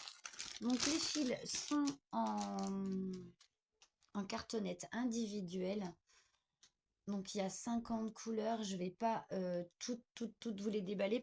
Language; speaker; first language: French; native; French